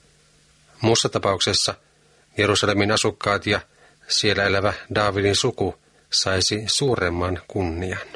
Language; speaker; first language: Finnish; native; Finnish